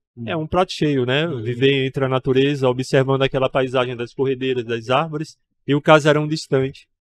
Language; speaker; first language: Portuguese; native; Portuguese